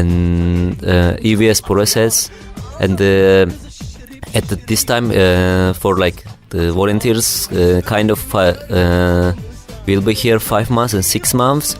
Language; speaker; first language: English; non-native, learner; Turkish